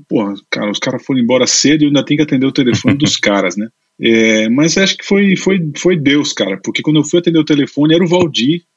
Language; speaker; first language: Portuguese; native; Portuguese